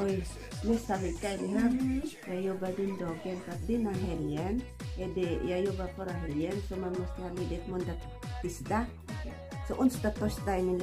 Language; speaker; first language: Swedish; non-native, learner; Filipino